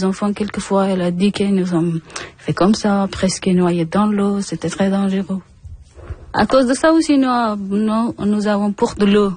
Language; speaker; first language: French; non-native, learner; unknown